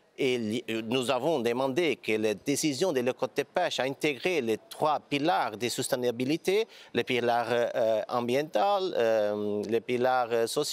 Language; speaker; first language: French; non-native, fluent; Portuguese